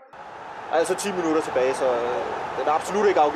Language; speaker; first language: Danish; native; Danish